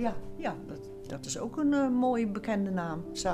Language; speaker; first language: Dutch; native; Dutch